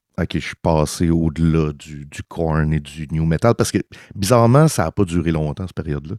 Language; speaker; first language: French; early bilingual, heritage; French